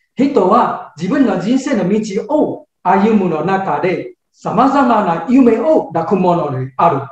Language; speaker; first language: Japanese; non-native, fluent; Chinese